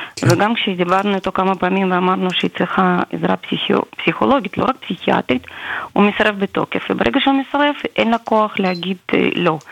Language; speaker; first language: Hebrew; non-native, fluent; Russian